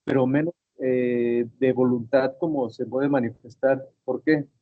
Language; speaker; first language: Spanish; native; Spanish